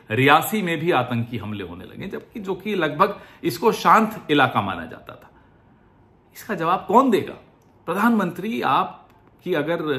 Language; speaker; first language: Hindi; native; Hindi